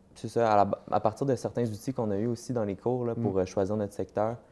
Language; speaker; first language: French; native; French